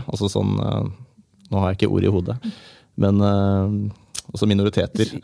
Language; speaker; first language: Norwegian; native; Norwegian